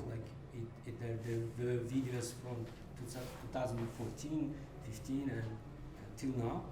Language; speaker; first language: English; non-native, fluent; Azerbaijani